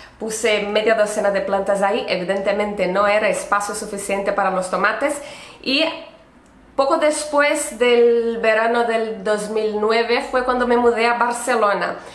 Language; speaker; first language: Spanish; non-native, fluent; Portuguese